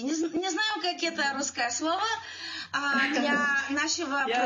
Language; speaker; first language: Russian; non-native, learner; Bulgarian